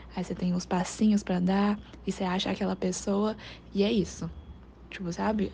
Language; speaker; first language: Portuguese; non-native, fluent; Chinese